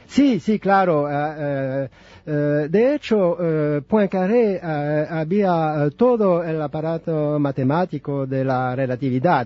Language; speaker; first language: Spanish; non-native, fluent; French